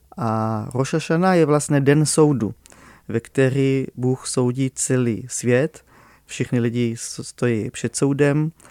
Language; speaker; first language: Czech; non-native, fluent; Hebrew